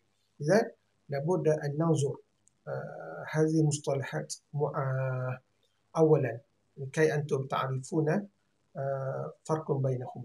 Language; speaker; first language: Arabic; non-native, fluent; Malay